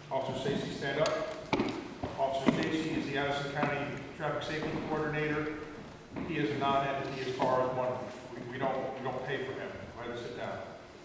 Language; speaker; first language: English; native; English